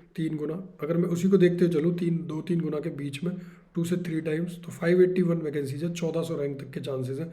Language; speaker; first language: Hindi; native; Hindi